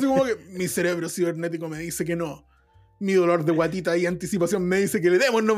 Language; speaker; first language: Spanish; native; Spanish